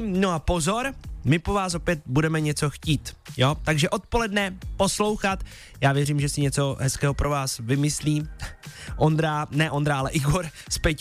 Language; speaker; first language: Czech; native; Czech